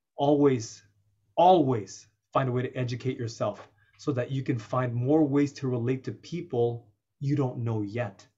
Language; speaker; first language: English; native; English